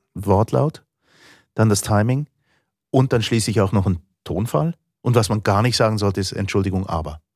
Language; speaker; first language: German; native; German